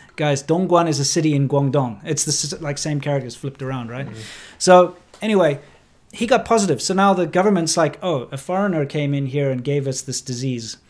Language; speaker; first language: English; native; English